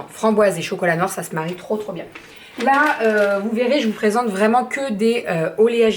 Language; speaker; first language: French; native; French